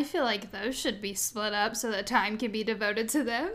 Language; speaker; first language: English; native; English